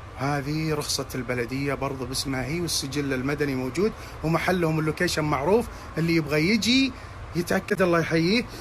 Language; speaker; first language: Arabic; native; Arabic